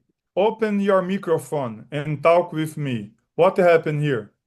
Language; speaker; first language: English; non-native, learner; Portuguese